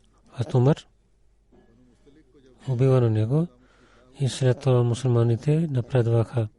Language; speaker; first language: Bulgarian; non-native, learner; Urdu